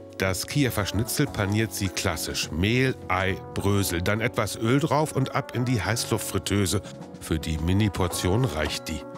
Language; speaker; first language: German; native; German